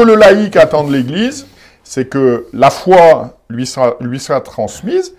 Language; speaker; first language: French; native; French